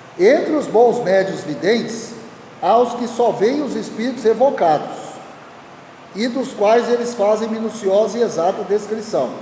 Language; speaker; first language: Portuguese; native; Portuguese